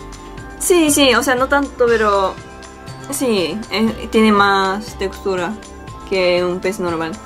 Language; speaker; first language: Spanish; non-native, fluent; Japanese